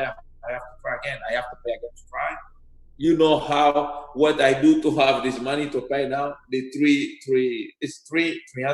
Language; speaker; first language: English; non-native, learner; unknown